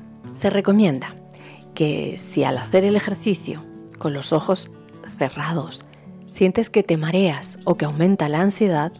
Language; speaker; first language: Spanish; native; Spanish